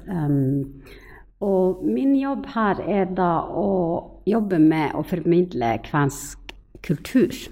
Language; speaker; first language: Norwegian; non-native, fluent; Finnish